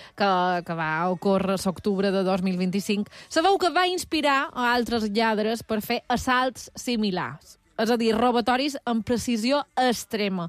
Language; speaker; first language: Catalan; native; Catalan